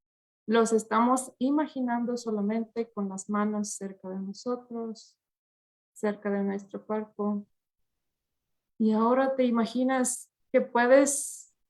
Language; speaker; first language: Spanish; early bilingual, heritage; English